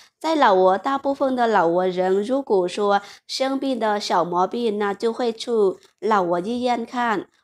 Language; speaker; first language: Chinese; non-native, fluent; Lao